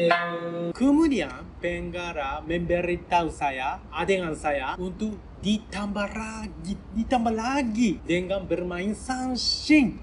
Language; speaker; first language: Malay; non-native, learner; Japanese